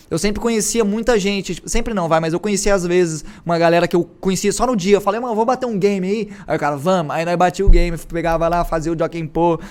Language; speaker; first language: Portuguese; native; Portuguese